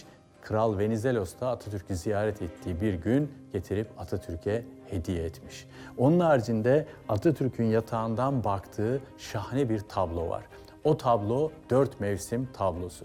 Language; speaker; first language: Turkish; native; Turkish